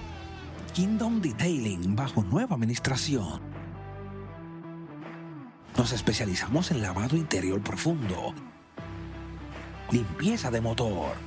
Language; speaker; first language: Spanish; native; Spanish